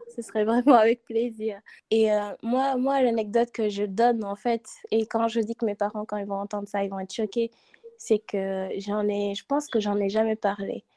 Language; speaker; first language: French; non-native, local second language; Wolof